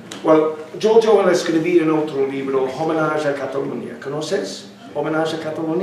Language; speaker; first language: Spanish; non-native, learner; English